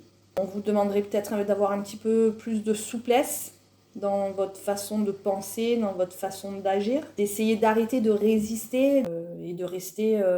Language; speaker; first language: French; native; French